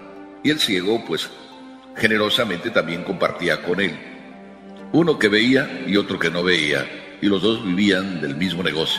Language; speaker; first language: Spanish; native; Spanish